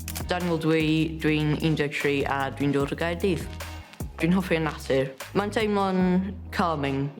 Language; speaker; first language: Welsh; non-native, local second language; English